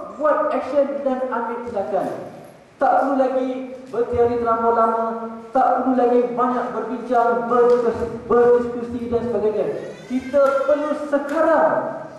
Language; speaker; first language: Malay; native; Malay